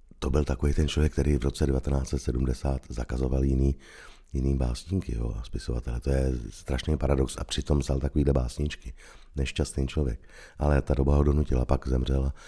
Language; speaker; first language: Czech; native; Czech